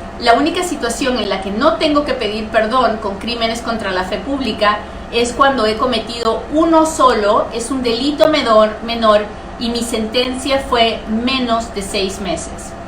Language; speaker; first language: Spanish; native; Spanish